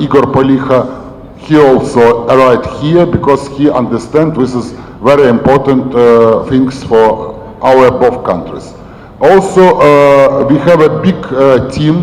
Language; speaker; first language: English; non-native, learner; Ukrainian